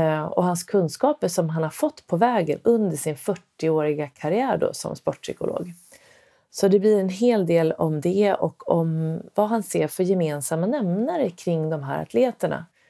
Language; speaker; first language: Swedish; native; Swedish